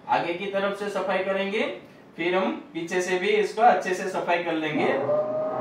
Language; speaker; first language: Hindi; non-native, local second language; Gujarati